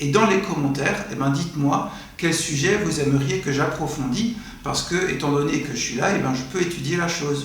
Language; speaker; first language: French; native; French